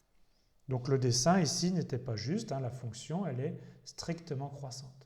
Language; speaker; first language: French; native; French